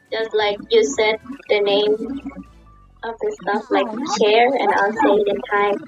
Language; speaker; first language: English; non-native, fluent; Thai